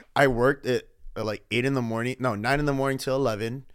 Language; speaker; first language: English; early bilingual, other home language; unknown